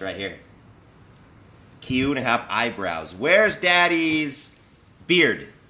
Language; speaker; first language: English; native; English